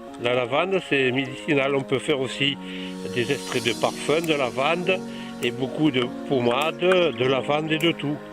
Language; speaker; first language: French; native; French